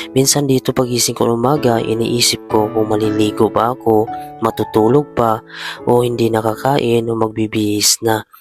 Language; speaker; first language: Filipino; native; Filipino